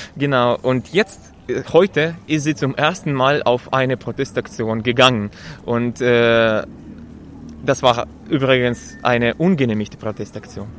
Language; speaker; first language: German; non-native, fluent; Russian